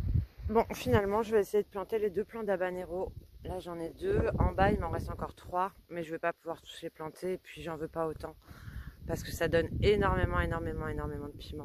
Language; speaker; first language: French; native; French